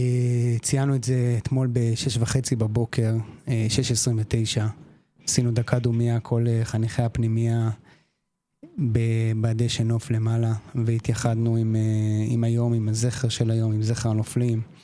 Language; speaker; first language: Hebrew; native; Hebrew